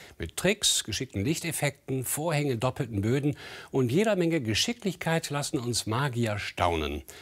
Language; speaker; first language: German; native; German